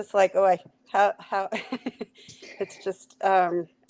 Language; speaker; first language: English; native; English